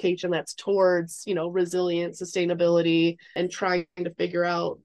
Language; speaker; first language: English; native; English